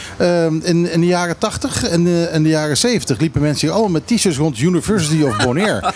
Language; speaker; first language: Dutch; native; Dutch